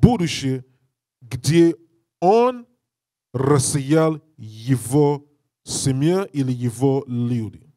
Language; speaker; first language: Russian; non-native, learner; English